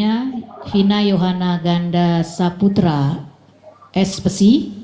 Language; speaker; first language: Indonesian; native; Indonesian